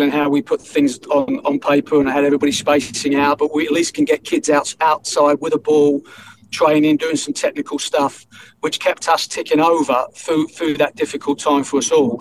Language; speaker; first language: English; native; English